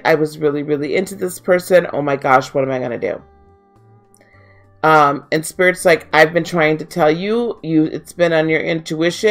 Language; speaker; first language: English; native; English